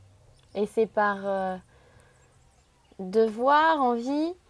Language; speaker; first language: French; native; French